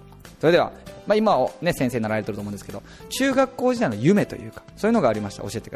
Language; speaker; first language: Japanese; native; Japanese